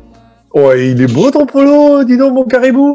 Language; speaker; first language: French; native; French